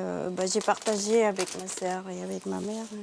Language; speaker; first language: French; non-native, learner; Filipino